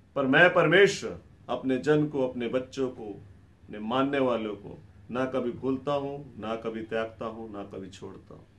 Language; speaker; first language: Hindi; native; Hindi